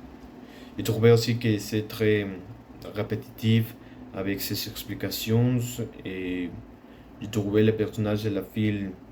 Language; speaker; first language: French; non-native, learner; Spanish